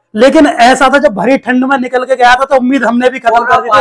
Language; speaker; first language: Hindi; native; Hindi